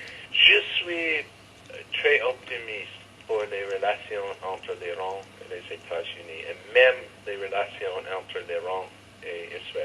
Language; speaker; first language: French; non-native, fluent; English